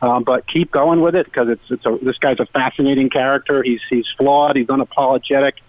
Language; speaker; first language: English; native; English